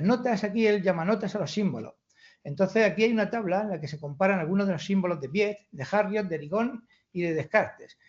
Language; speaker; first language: Spanish; native; Spanish